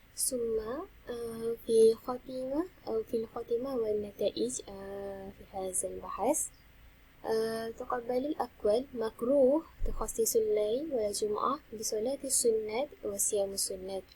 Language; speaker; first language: Arabic; non-native, learner; Malay